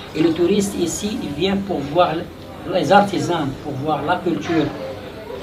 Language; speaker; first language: French; non-native, local second language; Arabic